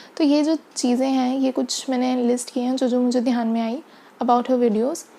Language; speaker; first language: Hindi; native; Hindi